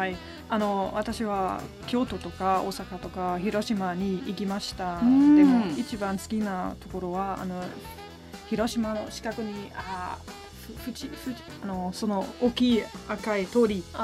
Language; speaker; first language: Japanese; non-native, learner; German